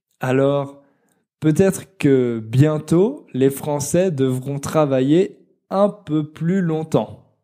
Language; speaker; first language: French; native; French